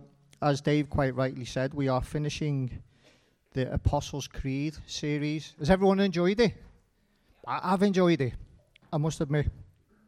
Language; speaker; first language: English; native; English